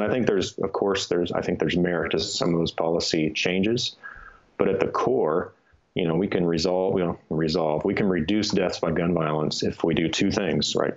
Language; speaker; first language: English; native; English